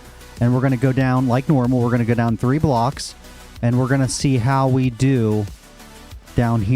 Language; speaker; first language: English; native; English